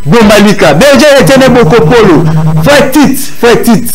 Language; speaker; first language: French; non-native, local second language; Lingala